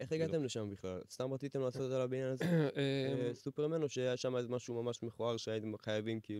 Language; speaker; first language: Hebrew; native; Hebrew